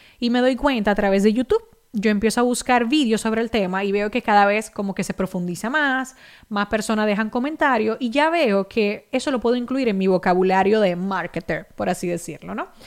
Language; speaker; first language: Spanish; native; Spanish